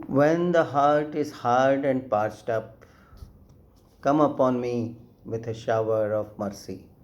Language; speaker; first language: English; non-native, local second language; Gujarati